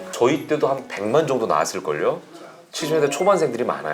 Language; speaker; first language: Korean; native; Korean